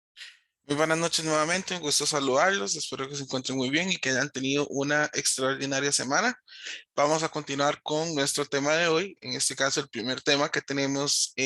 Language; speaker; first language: Spanish; native; Spanish